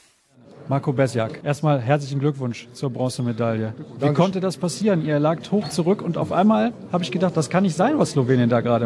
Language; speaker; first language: German; native; German